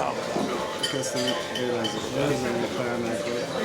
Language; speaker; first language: Hungarian; non-native, fluent; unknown